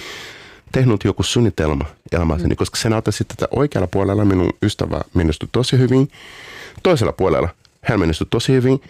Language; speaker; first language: Finnish; non-native, fluent; Portuguese